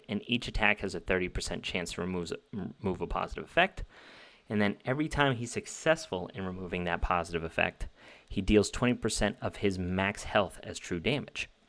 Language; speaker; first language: English; native; English